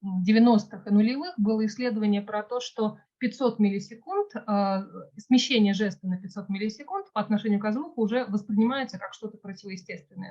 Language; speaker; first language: Russian; native; Russian